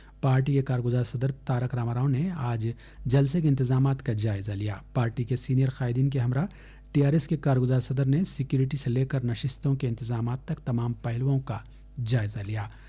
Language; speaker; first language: Urdu; native; Urdu